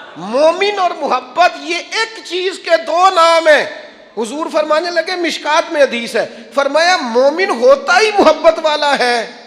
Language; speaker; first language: Urdu; non-native, local second language; Punjabi